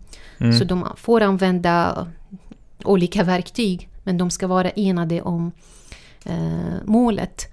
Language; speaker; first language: Swedish; non-native, fluent; Arabic